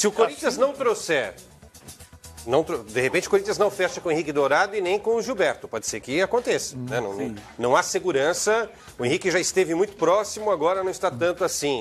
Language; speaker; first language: Portuguese; native; Portuguese